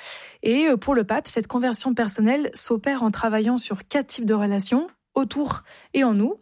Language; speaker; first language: French; native; French